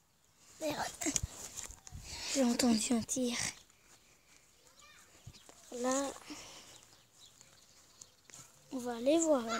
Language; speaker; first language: French; native; French